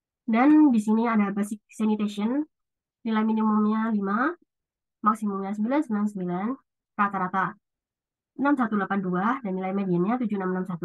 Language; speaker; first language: Indonesian; native; Indonesian